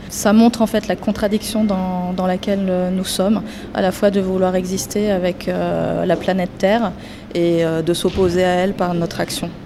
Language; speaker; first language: French; native; French